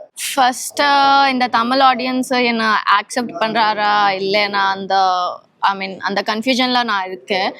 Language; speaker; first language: Tamil; non-native, learner; Telugu